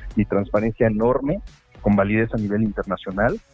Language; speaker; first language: Spanish; native; Spanish